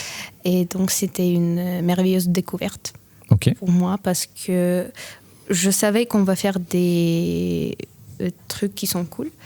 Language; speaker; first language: French; non-native, fluent; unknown